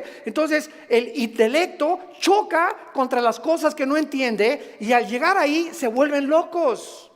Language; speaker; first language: Spanish; native; Spanish